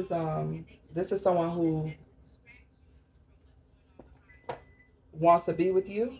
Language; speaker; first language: English; native; English